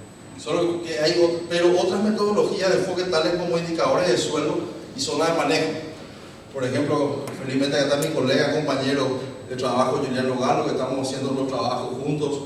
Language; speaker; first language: Spanish; native; Spanish